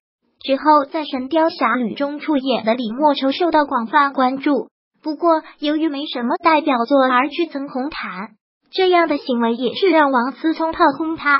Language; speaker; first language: Chinese; native; Chinese